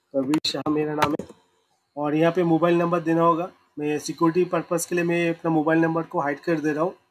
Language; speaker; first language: Hindi; non-native, local second language; Assamese